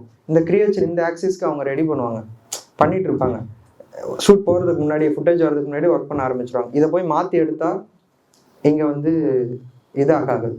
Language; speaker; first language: Tamil; native; Tamil